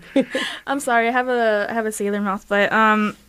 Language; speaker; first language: English; early bilingual, other home language; Spanish